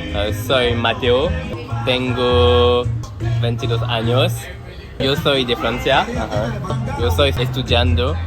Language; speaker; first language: Spanish; non-native, learner; French